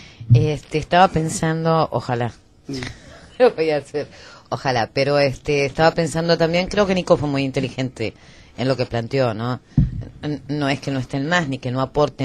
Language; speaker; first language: Spanish; native; Spanish